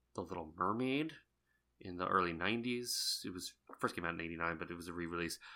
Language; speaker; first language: English; native; English